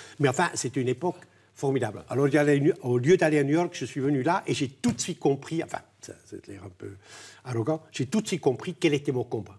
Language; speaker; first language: French; non-native, local second language; German